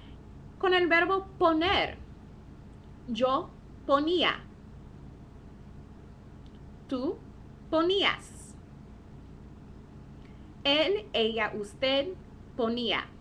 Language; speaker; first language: Spanish; non-native, fluent; English